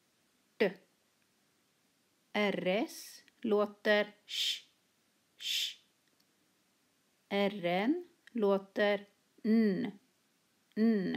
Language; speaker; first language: Swedish; native; Swedish